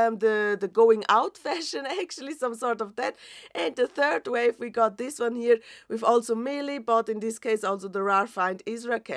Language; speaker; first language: English; non-native, fluent; German